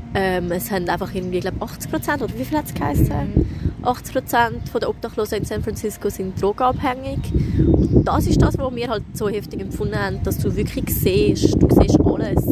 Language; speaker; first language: German; native; German